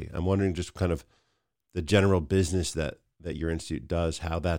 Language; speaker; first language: English; native; English